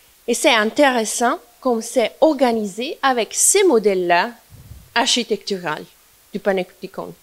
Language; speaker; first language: French; non-native, fluent; Italian